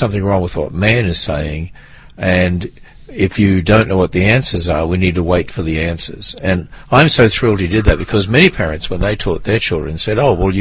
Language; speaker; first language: English; native; English